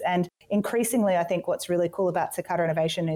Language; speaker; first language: English; native; English